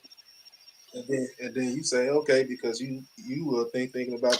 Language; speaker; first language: English; native; English